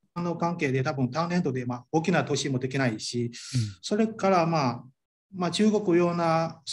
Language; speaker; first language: Japanese; non-native, fluent; Chinese